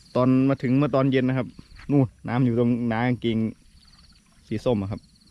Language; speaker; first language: Thai; native; Thai